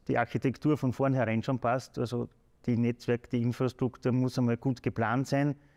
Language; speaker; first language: German; native; German